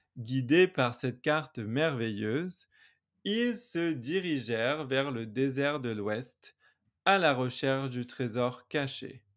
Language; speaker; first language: French; native; French